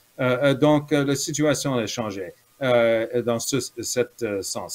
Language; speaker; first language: French; non-native, fluent; English